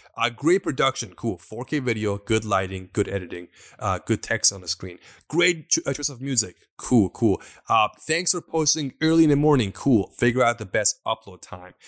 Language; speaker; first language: English; non-native, fluent; Persian